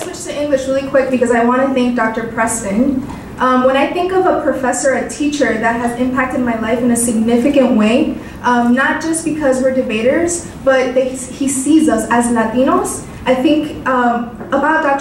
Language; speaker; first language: English; early bilingual, other home language; Spanish